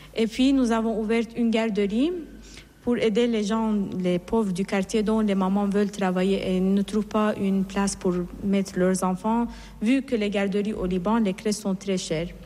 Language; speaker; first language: French; non-native, fluent; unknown